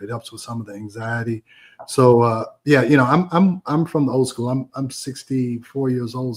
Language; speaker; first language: English; native; English